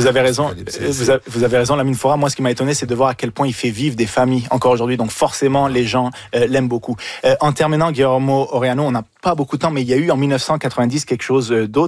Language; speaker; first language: French; native; French